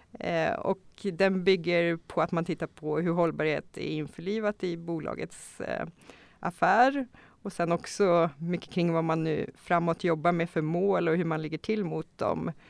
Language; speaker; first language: Swedish; native; Swedish